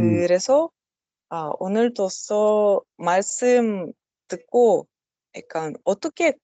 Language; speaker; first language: Korean; non-native, learner; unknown